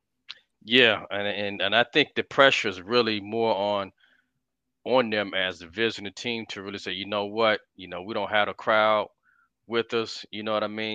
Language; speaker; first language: English; native; English